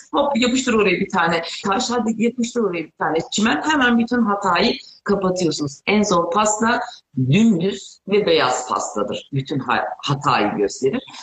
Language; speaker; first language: Turkish; native; Turkish